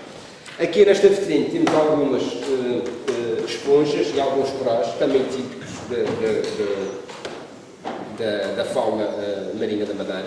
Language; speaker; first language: Portuguese; native; Portuguese